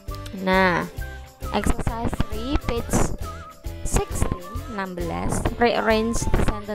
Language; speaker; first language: English; non-native, fluent; Indonesian